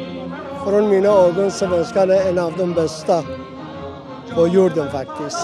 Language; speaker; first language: Swedish; non-native, fluent; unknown